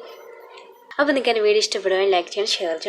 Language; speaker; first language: Malayalam; native; Malayalam